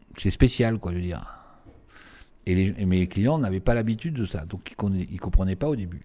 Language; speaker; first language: French; native; French